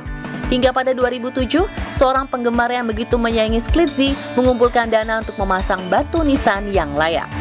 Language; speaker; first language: Indonesian; native; Indonesian